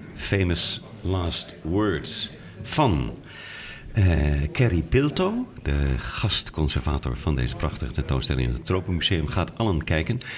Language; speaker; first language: Dutch; native; Dutch